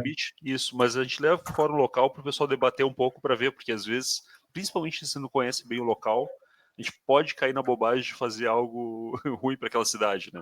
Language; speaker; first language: Portuguese; native; Portuguese